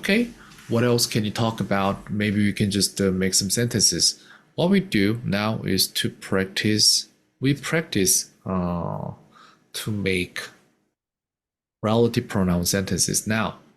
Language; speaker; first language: English; non-native, fluent; Korean